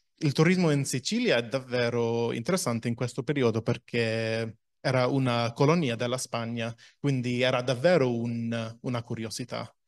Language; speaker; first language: Italian; non-native, fluent; English